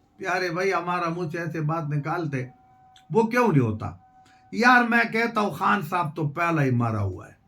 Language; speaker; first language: Urdu; non-native, local second language; Pashto